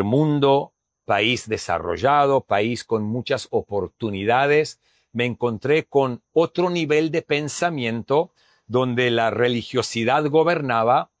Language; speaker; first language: Spanish; non-native, fluent; English